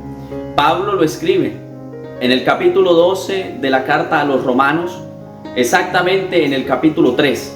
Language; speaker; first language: Spanish; native; Spanish